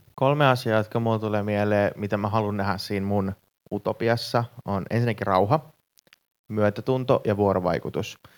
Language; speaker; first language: Finnish; native; Finnish